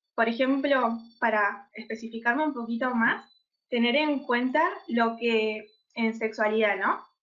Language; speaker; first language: Spanish; native; Spanish